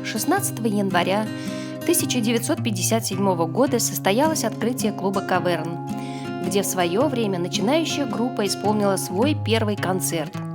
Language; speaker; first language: Russian; native; Russian